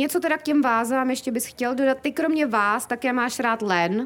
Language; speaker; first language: Czech; native; Czech